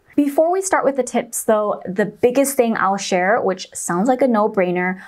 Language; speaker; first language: English; non-native, local second language; Chinese